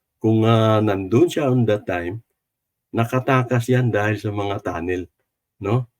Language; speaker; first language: Filipino; non-native, local second language; Cebuano